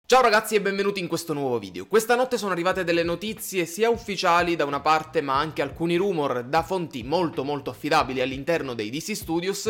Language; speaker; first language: Italian; native; Italian